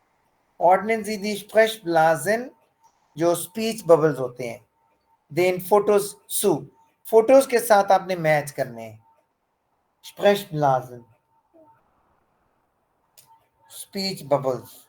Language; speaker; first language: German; non-native, fluent; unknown